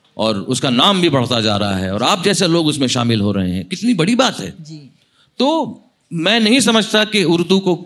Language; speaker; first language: Hindi; non-native, local second language; Marathi